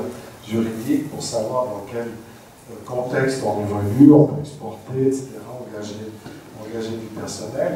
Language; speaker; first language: French; native; French